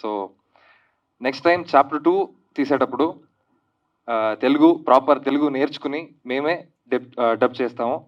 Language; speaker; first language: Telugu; non-native, learner; Kannada